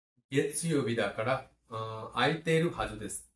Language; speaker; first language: Japanese; non-native, fluent; Bangla